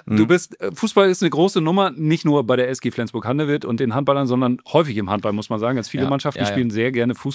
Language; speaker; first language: German; native; German